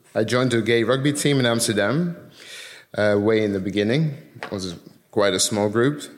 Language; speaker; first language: English; early bilingual, other home language; Dutch